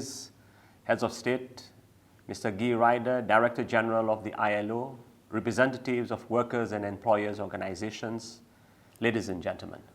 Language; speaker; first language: English; non-native, local second language; Seselwa Creole French